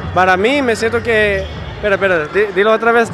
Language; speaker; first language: Spanish; early bilingual, heritage; Spanish